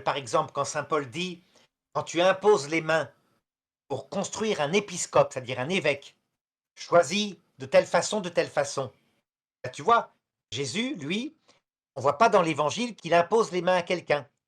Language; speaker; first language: French; native; French